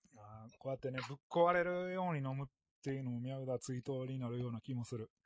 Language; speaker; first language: Japanese; native; Japanese